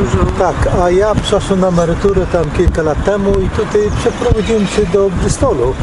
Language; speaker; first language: Polish; early bilingual, heritage; Polish